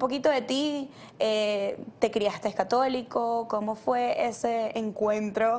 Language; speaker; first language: Spanish; native; Spanish